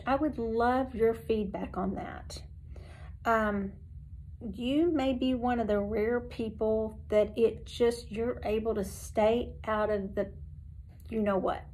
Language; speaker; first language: English; native; English